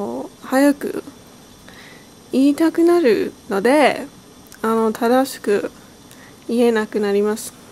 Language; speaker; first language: Japanese; non-native, learner; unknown